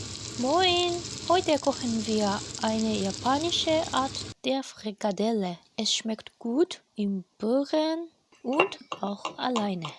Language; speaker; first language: German; non-native, fluent; Japanese